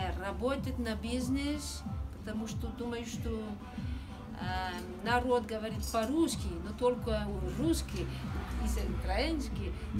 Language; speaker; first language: Russian; non-native, learner; French